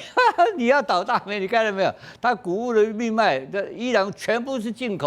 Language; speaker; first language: Chinese; native; Chinese